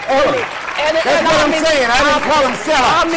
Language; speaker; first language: English; native; English